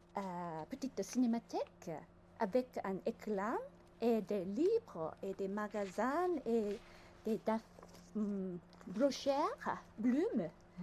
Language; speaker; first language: French; non-native, learner; Japanese